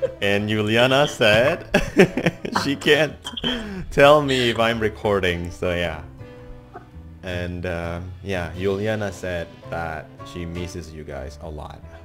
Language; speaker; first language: English; non-native, fluent; Indonesian